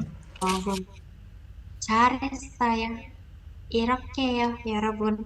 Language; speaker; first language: Korean; non-native, fluent; Indonesian